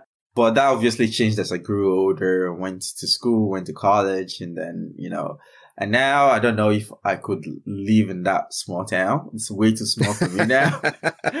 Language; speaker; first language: English; non-native, local second language; Yoruba